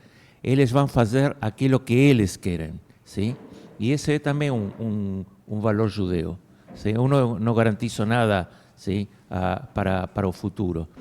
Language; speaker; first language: Portuguese; non-native, fluent; Spanish